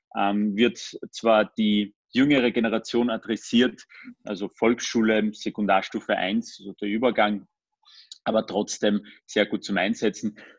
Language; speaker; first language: German; early bilingual, other home language; Armenian